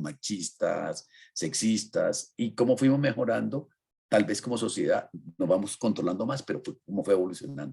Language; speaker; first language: Spanish; native; Spanish